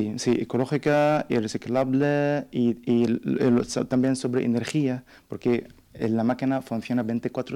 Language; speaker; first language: Spanish; non-native, learner; Arabic